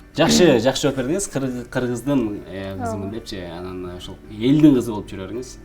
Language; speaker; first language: Kyrgyz; native; Kyrgyz